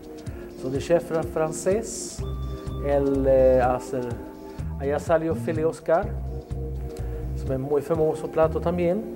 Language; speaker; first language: Spanish; non-native, learner; Swedish